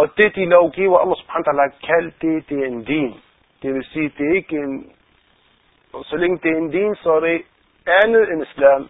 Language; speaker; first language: Danish; non-native, fluent; Arabic